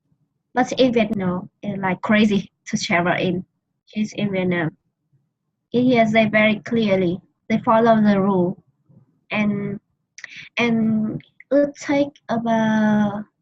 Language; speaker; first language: English; non-native, learner; Vietnamese